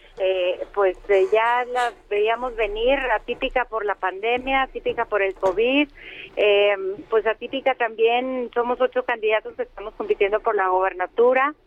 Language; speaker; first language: Spanish; native; Spanish